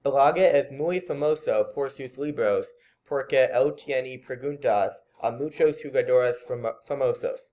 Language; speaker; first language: Spanish; non-native, learner; English